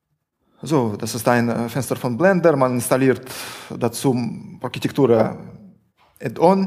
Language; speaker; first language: German; non-native, fluent; Russian